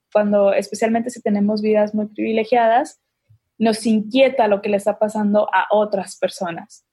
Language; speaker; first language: Spanish; native; Spanish